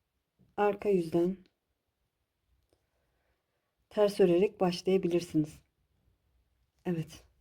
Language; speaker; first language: Turkish; native; Turkish